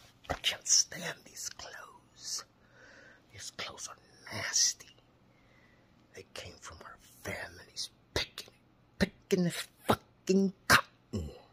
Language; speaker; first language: English; native; English